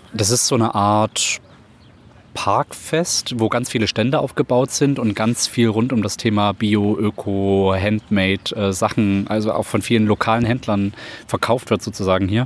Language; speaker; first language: German; native; German